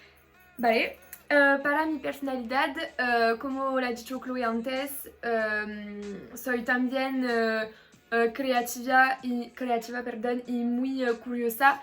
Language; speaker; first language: Spanish; non-native, learner; French